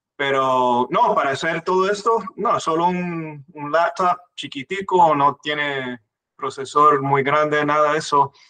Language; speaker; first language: Spanish; non-native, fluent; English